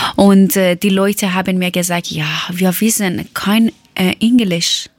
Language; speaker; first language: German; non-native, learner; Persian